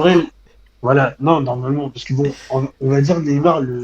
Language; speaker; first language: French; native; French